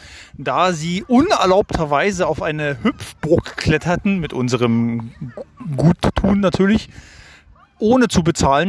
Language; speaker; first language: German; native; German